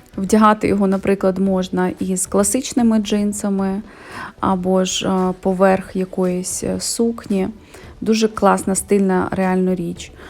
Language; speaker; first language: Ukrainian; native; Ukrainian